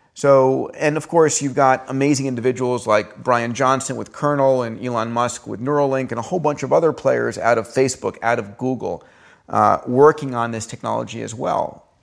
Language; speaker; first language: English; early bilingual, other home language; Greek